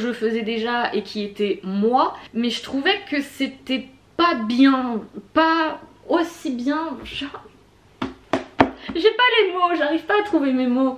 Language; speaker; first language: French; native; French